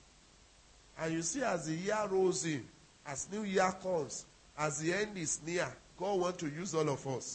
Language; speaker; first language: English; non-native, local second language; Yoruba